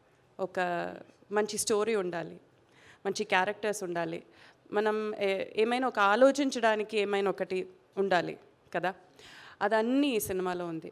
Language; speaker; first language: Telugu; non-native, fluent; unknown